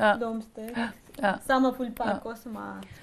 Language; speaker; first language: Danish; non-native, learner; Russian